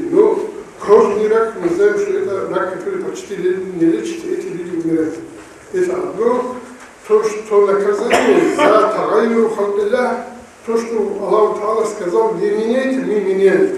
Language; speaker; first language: Russian; non-native, local second language; Avaric